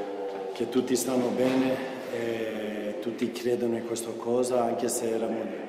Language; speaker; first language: Italian; non-native, fluent; Swedish